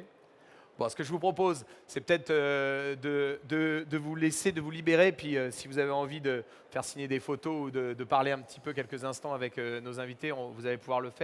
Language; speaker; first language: French; native; French